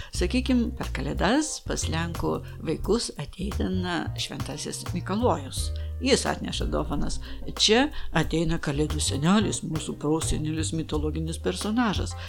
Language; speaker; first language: Lithuanian; non-native, local second language; Polish